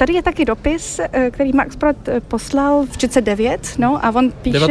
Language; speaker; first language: Czech; early bilingual, heritage; Czech